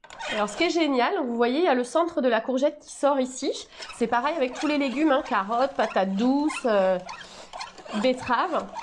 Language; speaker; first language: French; native; French